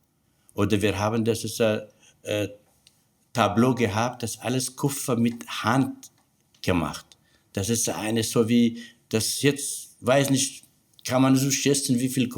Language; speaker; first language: German; non-native, learner; Kurdish